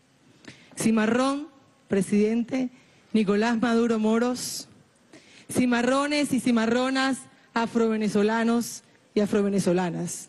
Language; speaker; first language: Spanish; native; Spanish